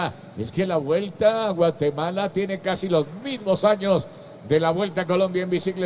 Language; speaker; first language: Spanish; native; Spanish